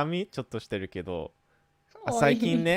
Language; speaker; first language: Japanese; non-native, fluent; English